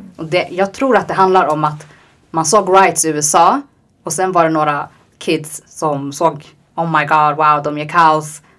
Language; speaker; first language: Swedish; early bilingual, other home language; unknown